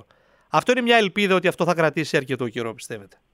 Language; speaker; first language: Greek; native; Greek